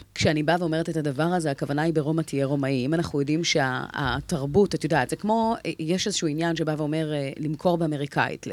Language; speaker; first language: Hebrew; native; Hebrew